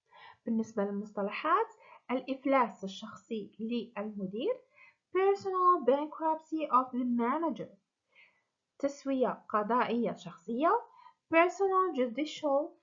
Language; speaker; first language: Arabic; native; Arabic